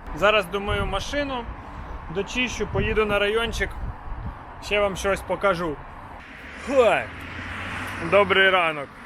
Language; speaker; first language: Ukrainian; native; Ukrainian